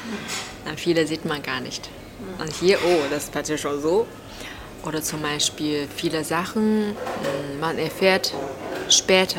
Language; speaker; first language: German; non-native, learner; Chinese